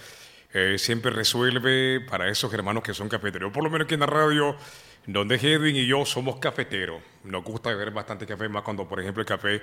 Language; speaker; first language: Spanish; native; Spanish